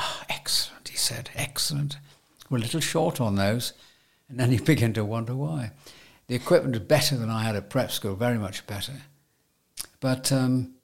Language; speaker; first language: English; native; English